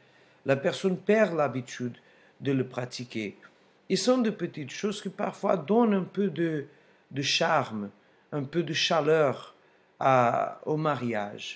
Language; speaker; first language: French; non-native, fluent; Portuguese